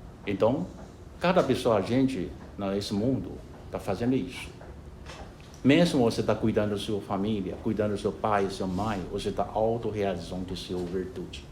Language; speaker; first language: Portuguese; non-native, fluent; Chinese